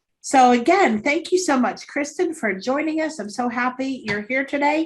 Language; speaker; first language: English; native; English